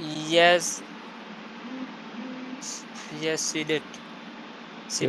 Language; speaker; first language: English; non-native, learner; Vietnamese